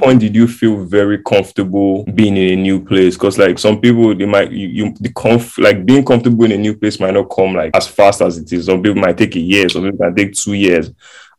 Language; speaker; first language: English; non-native, local second language; Yoruba